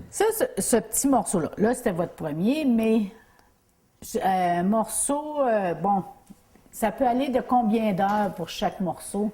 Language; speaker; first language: French; native; French